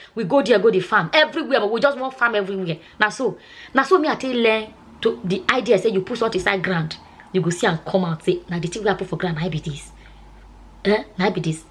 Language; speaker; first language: Nigerian Pidgin; non-native, local second language; Igbo